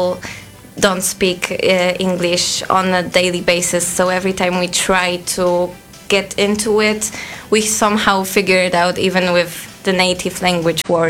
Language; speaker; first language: English; non-native, fluent; Polish